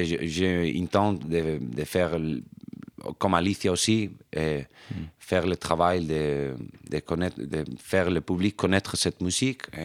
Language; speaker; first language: French; non-native, fluent; Spanish